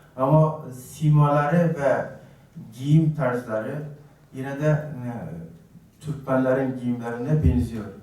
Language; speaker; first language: Turkish; non-native, fluent; Uzbek